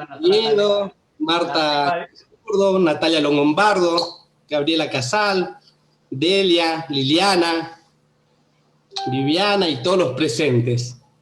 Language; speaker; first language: Spanish; native; Spanish